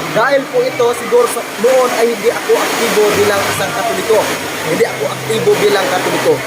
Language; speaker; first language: Filipino; non-native, local second language; Cebuano